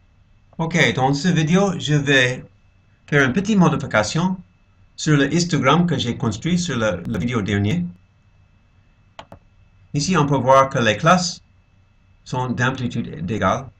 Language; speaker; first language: French; non-native, fluent; English